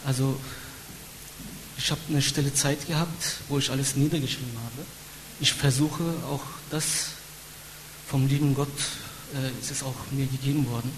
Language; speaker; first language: German; non-native, fluent; Turkish